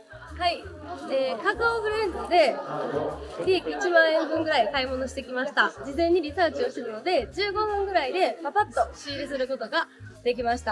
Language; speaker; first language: Japanese; native; Japanese